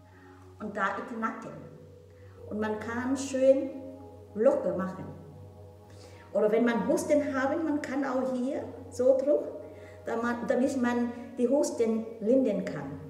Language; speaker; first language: German; non-native, learner; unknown